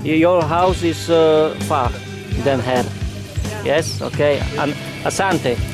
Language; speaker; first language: English; non-native, learner; Slovak